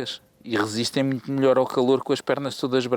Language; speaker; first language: Portuguese; native; Portuguese